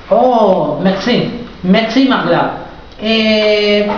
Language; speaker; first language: French; non-native, learner; Spanish